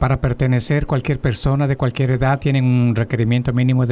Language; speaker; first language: Spanish; native; Spanish